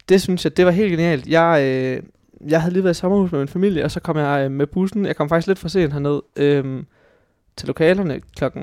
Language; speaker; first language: Danish; native; Danish